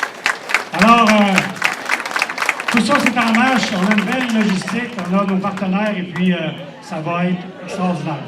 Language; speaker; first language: French; native; French